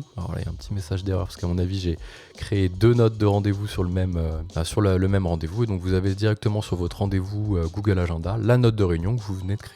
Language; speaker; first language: French; native; French